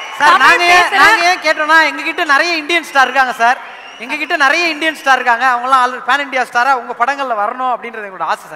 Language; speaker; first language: Tamil; native; Tamil